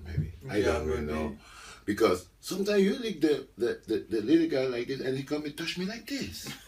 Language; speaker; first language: English; non-native, local second language; French